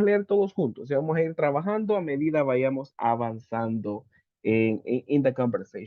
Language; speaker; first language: Spanish; native; Spanish